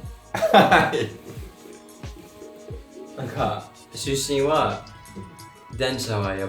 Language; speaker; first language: Japanese; non-native, learner; English